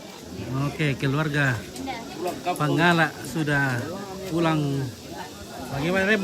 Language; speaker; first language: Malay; non-native, local second language; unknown